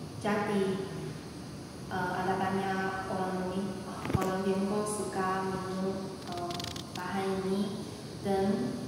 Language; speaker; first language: Indonesian; non-native, learner; Chinese